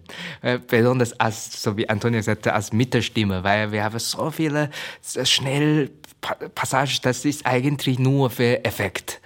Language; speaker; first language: German; non-native, fluent; Chinese